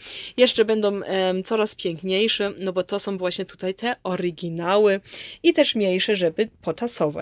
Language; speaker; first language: Polish; early bilingual, heritage; Polish